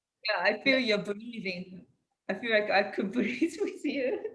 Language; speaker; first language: English; non-native, learner; Japanese